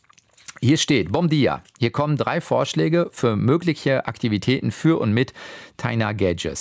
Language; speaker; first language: German; native; German